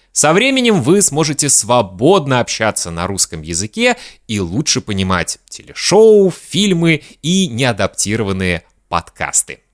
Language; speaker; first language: Russian; native; Russian